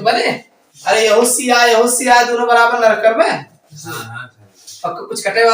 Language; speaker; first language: Hindi; native; Hindi